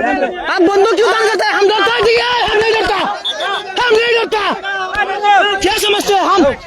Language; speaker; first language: Hindi; non-native, learner; Bangla